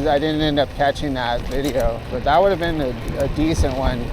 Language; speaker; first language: English; native; English